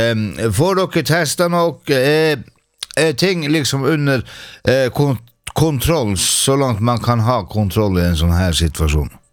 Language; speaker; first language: Norwegian; native; Norwegian